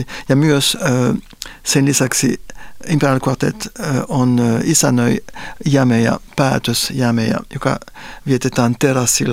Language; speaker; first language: Finnish; non-native, fluent; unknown